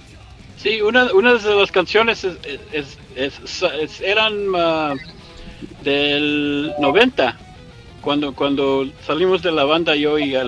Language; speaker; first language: Spanish; early bilingual, heritage; English